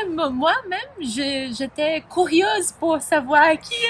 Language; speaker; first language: French; non-native, learner; Spanish